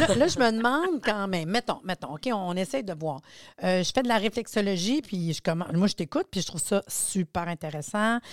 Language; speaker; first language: French; native; French